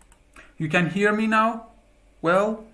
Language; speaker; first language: English; non-native, fluent; Persian